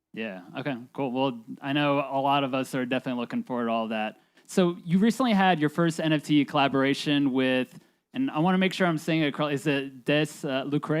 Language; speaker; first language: English; native; English